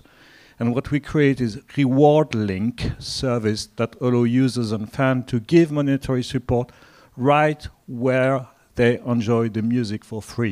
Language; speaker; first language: English; non-native, fluent; French